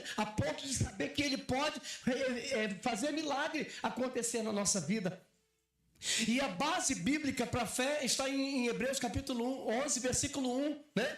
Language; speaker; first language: Portuguese; native; Portuguese